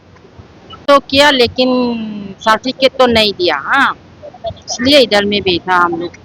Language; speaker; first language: Hindi; non-native, local second language; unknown